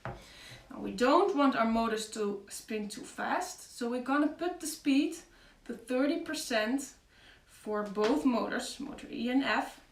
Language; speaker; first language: English; non-native, fluent; Dutch